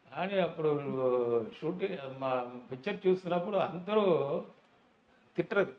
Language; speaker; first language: Telugu; non-native, learner; Tamil